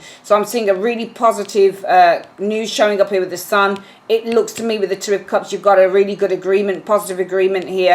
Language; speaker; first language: English; native; English